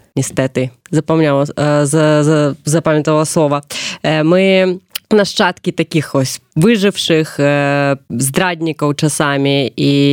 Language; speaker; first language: Belarusian; non-native, local second language; Russian